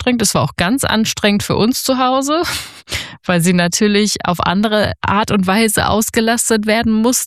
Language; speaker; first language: German; native; German